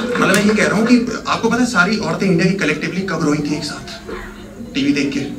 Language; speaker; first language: Hindi; native; Hindi